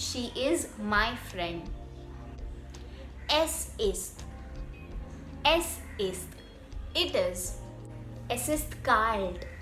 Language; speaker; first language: German; non-native, fluent; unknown